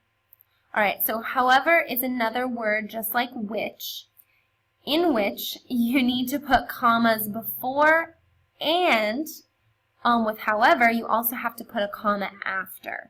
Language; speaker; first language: English; native; English